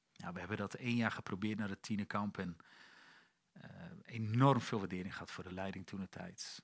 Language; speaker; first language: Dutch; native; Dutch